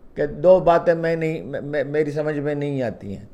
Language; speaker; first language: Urdu; native; Urdu